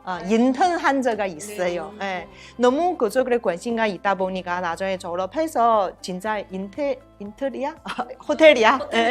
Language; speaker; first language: Korean; non-native, learner; Chinese